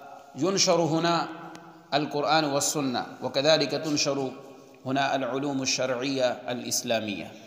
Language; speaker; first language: Arabic; non-native, fluent; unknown